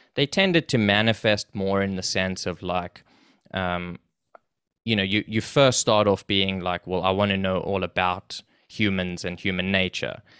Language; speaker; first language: English; native; English